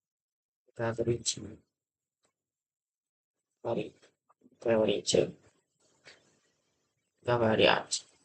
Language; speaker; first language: Russian; non-native, learner; English